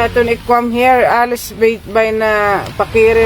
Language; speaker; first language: Dutch; non-native, learner; Filipino